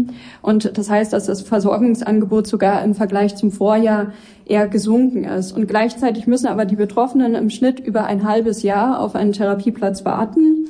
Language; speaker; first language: German; native; German